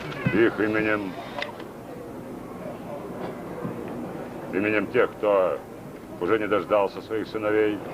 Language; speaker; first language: Russian; native; Russian